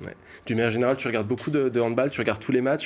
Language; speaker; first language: French; native; French